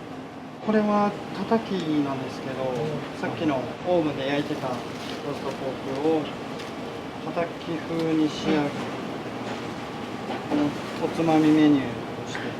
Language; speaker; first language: Japanese; native; Japanese